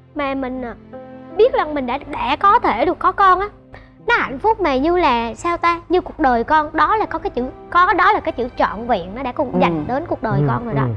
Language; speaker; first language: Vietnamese; native; Vietnamese